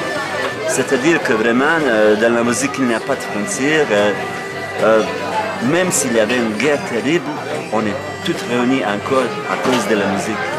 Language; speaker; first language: French; non-native, fluent; Bosnian